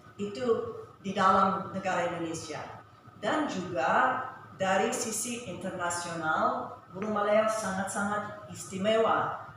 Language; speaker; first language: Indonesian; non-native, fluent; English